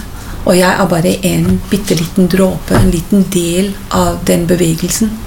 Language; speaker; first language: Norwegian; non-native, fluent; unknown